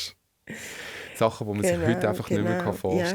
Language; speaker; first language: German; native; German